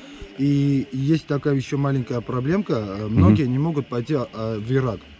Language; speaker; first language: Russian; non-native, local second language; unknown